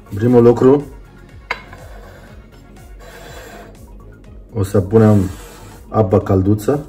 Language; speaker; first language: Romanian; non-native, learner; Arabic